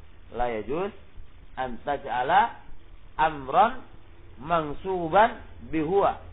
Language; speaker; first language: Arabic; non-native, fluent; Indonesian